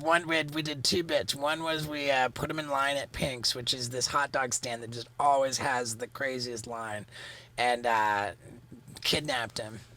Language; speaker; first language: English; native; English